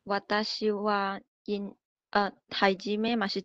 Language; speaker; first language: Japanese; non-native, learner; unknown